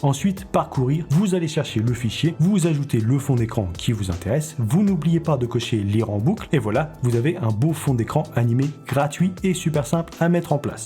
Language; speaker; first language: French; native; French